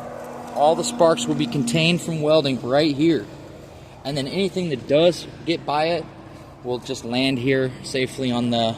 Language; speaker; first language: English; native; English